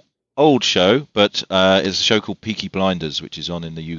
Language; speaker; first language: English; native; English